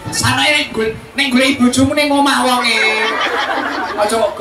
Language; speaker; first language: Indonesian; non-native, local second language; Javanese